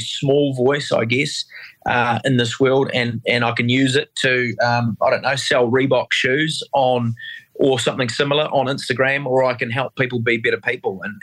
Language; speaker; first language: English; native; English